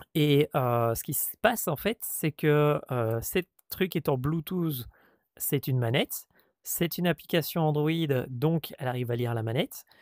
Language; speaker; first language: French; native; French